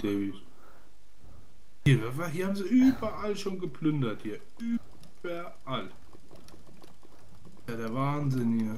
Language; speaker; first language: German; native; German